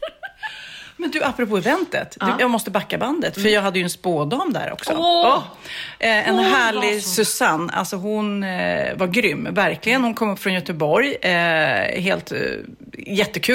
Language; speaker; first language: Swedish; native; Swedish